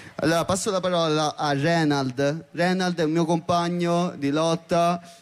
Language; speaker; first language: Italian; early bilingual, other home language; Albanian